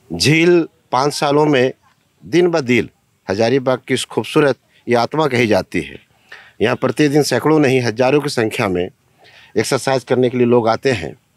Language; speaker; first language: Hindi; native; Hindi